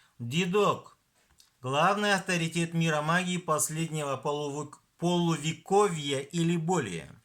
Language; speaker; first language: Russian; non-native, local second language; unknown